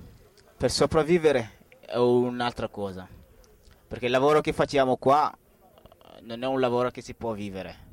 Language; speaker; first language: Italian; non-native, learner; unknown